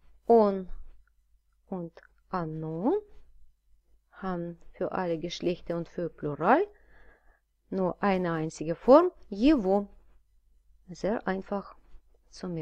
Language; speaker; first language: German; non-native, fluent; Russian